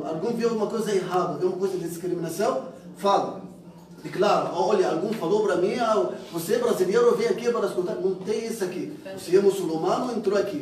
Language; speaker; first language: Portuguese; non-native, fluent; Arabic